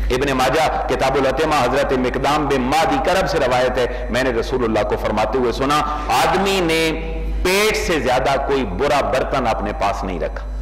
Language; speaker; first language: Urdu; native; Urdu